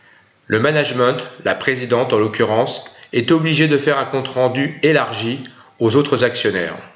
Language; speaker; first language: French; native; French